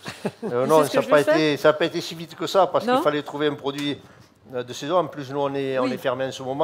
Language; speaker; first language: French; native; French